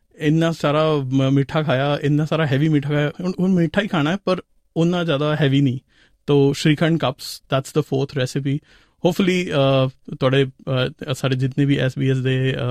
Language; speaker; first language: Punjabi; non-native, local second language; Hindi